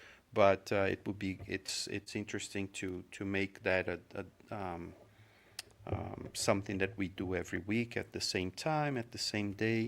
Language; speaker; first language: English; non-native, fluent; Portuguese